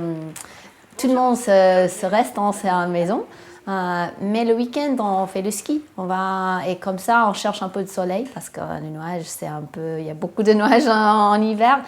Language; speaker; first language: French; non-native, fluent; English